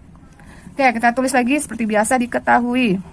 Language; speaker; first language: Indonesian; native; Indonesian